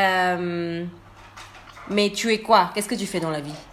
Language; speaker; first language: French; non-native, learner; Indonesian